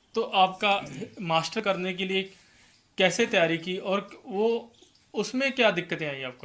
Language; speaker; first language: Hindi; non-native, local second language; Punjabi